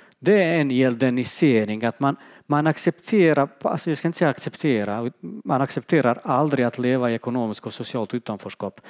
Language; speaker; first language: Swedish; non-native, fluent; Bosnian